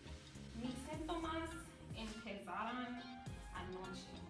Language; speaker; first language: Spanish; non-native, learner; English